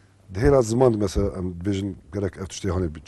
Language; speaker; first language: Kurdish; native; Kurdish